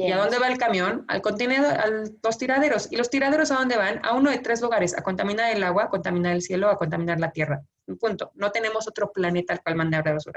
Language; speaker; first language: Spanish; native; Spanish